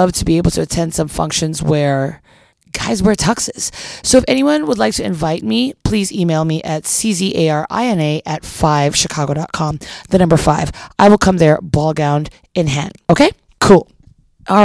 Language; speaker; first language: English; non-native, local second language; Filipino